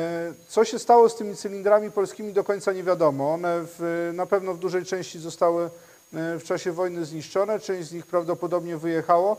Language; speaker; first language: Polish; native; Polish